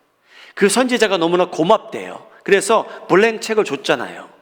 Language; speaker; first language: Korean; native; Korean